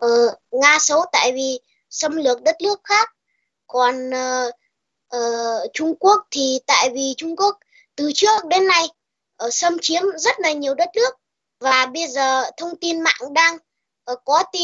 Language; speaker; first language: Vietnamese; early bilingual, heritage; Vietnamese